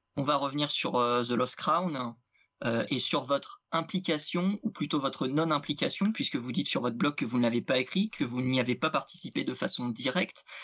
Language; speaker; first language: French; native; French